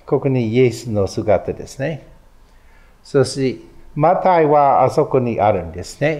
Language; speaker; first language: Japanese; non-native, fluent; English